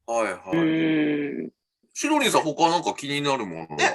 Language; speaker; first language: Japanese; native; Japanese